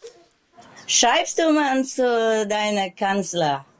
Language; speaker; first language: German; non-native, learner; Vietnamese